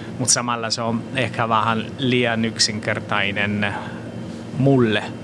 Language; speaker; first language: Finnish; non-native, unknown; Italian